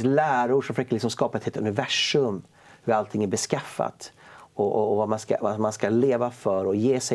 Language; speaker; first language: Swedish; native; Swedish